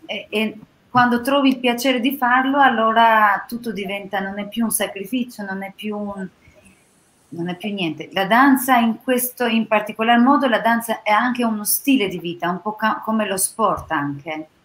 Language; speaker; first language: Italian; non-native, fluent; Albanian